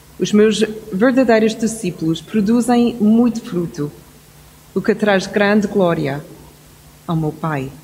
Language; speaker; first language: Portuguese; non-native, fluent; English